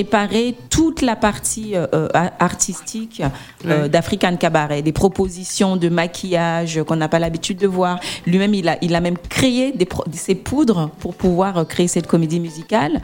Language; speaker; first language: French; native; French